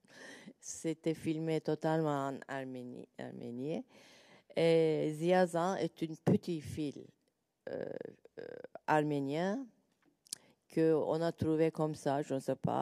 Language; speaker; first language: French; non-native, learner; Turkish